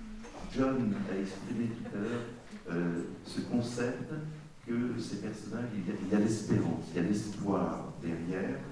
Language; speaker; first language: French; native; French